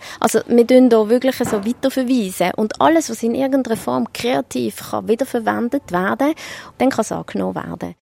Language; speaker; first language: German; native; German